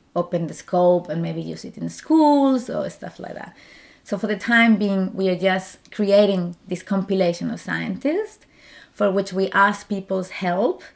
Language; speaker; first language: English; non-native, fluent; Spanish